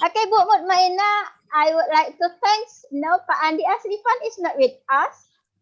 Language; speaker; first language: English; non-native, fluent; Indonesian